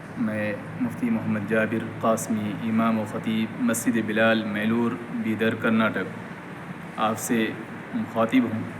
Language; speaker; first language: Urdu; native; Urdu